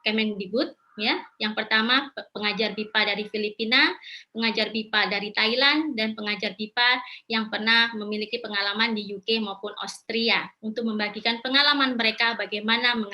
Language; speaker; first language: Indonesian; native; Indonesian